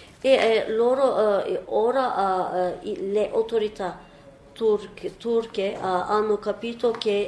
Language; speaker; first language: Italian; non-native, learner; Turkish